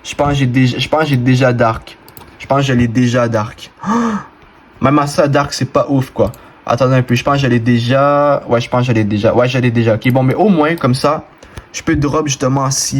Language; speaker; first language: French; native; French